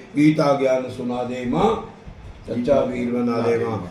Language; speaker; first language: Hindi; non-native, local second language; Punjabi